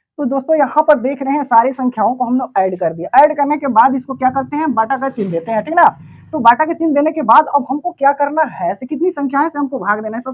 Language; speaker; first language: Hindi; native; Hindi